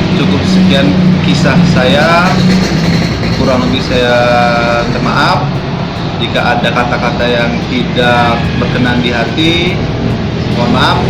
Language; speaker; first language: Indonesian; non-native, local second language; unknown